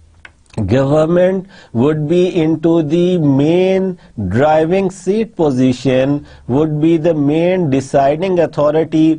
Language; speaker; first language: English; non-native, local second language; Urdu